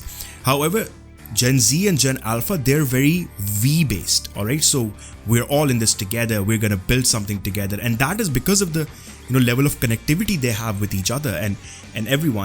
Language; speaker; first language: English; non-native, local second language; Urdu